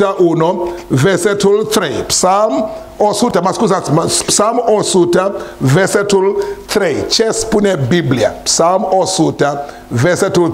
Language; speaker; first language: Romanian; non-native, learner; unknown